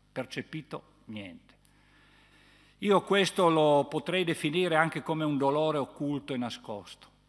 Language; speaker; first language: Italian; native; Italian